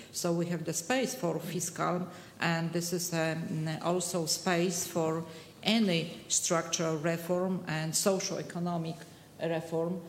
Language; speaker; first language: English; non-native, fluent; Polish